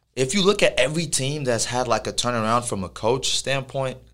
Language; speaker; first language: English; non-native, local second language; Yoruba